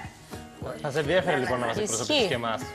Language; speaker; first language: Greek; native; Greek